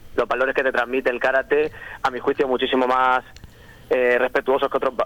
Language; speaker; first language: Spanish; native; Spanish